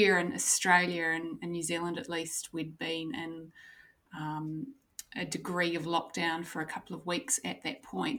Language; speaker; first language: English; native; English